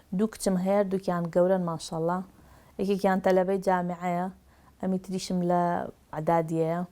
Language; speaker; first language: Central Kurdish; non-native, local second language; Gurani